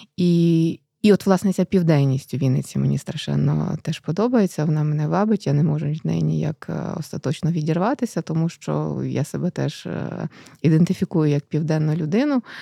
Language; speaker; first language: Ukrainian; native; Ukrainian